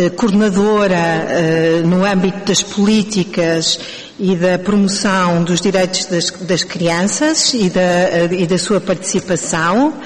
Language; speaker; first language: Portuguese; native; Portuguese